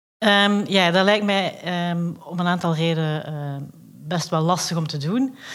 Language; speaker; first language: Dutch; native; Dutch